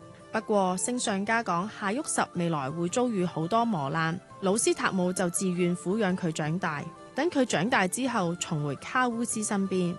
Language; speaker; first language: Chinese; non-native, local second language; Cantonese